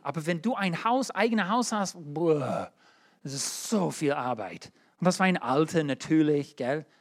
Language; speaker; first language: German; non-native, learner; English